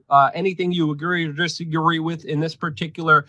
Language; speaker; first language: English; non-native, fluent; Polish